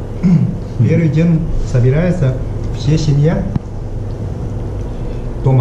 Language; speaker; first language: Russian; non-native, learner; Chinese